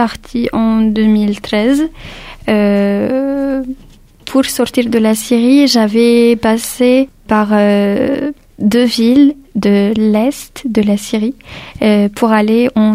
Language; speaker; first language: French; early bilingual, other home language; Arabic